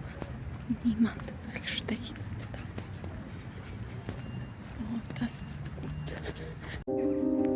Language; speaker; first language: German; non-native, learner; Polish